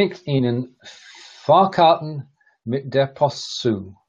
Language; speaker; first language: German; non-native, learner; English